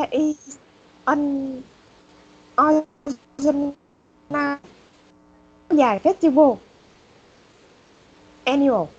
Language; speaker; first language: English; non-native, learner; Vietnamese